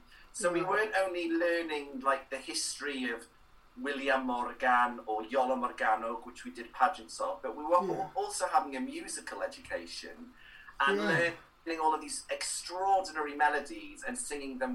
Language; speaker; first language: English; non-native, local second language; Welsh